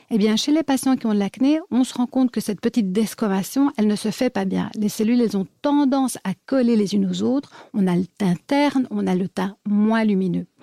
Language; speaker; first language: French; native; French